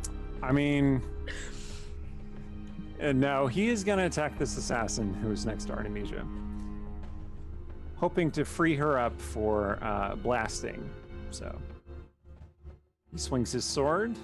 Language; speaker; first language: English; native; English